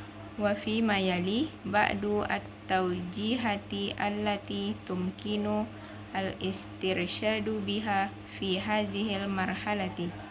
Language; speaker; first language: Arabic; non-native, learner; Indonesian